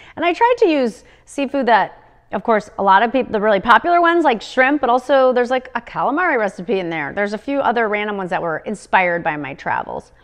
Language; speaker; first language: English; native; English